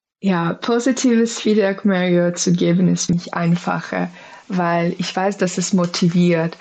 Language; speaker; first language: German; non-native, fluent; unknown